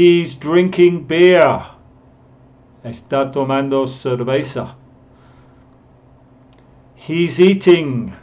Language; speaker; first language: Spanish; non-native, fluent; English